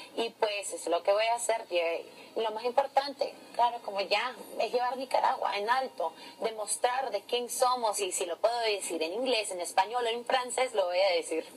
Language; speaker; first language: Spanish; early bilingual, heritage; English